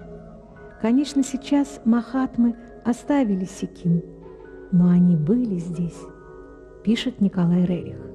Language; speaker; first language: Russian; native; Russian